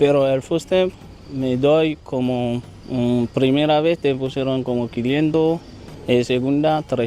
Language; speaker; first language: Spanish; non-native, learner; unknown